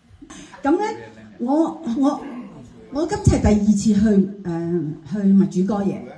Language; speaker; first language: Cantonese; native; Cantonese